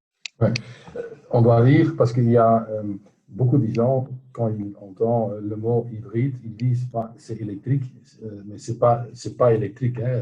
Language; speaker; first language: French; non-native, local second language; Dutch